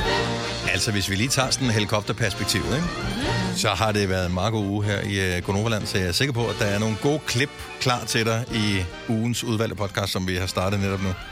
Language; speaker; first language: Danish; native; Danish